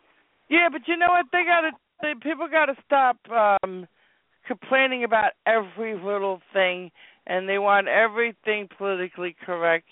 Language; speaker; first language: English; native; English